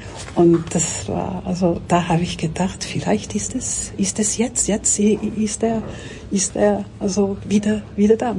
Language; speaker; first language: German; non-native, local second language; French